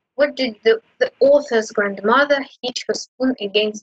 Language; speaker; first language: English; non-native, fluent; Ukrainian